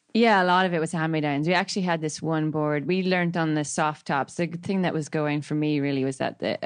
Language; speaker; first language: English; native; English